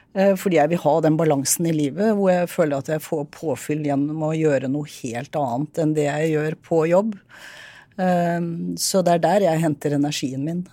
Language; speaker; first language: Norwegian; native; Norwegian